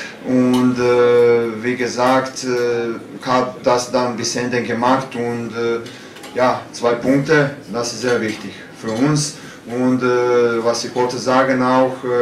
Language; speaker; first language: German; non-native, learner; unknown